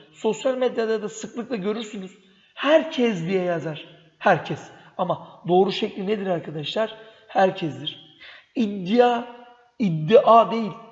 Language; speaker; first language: Turkish; native; Turkish